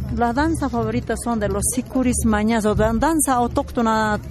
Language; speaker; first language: Spanish; native; Spanish